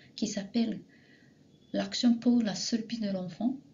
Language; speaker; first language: French; non-native, fluent; Japanese